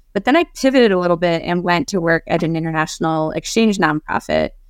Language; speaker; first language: English; native; English